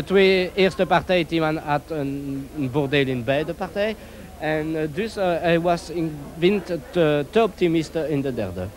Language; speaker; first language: Dutch; non-native, local second language; French